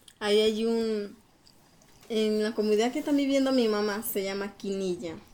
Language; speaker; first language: Spanish; non-native, local second language; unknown